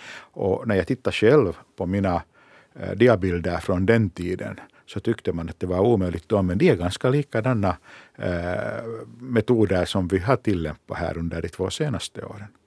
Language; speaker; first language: Swedish; non-native, local second language; Finnish